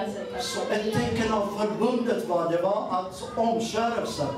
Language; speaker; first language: Swedish; non-native, fluent; Amharic